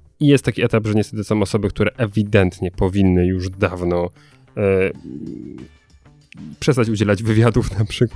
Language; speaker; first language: Polish; native; Polish